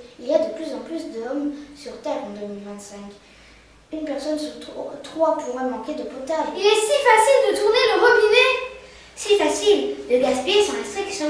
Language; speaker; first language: French; native; French